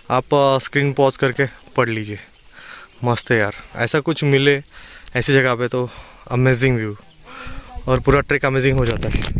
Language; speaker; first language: Hindi; non-native, local second language; Marathi